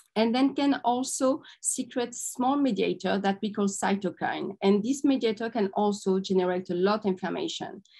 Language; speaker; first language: English; non-native, fluent; French